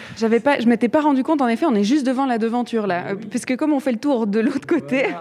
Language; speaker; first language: French; native; French